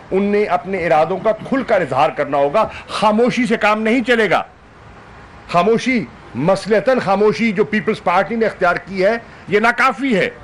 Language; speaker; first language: Urdu; non-native, local second language; Saraiki